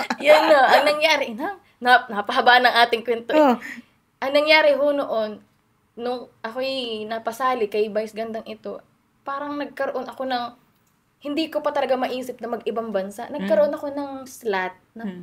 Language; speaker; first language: Filipino; native; Filipino